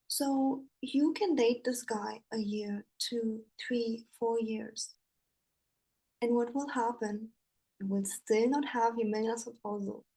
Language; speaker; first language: English; non-native, fluent; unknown